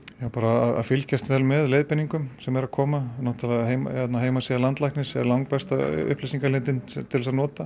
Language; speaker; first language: Icelandic; native; Icelandic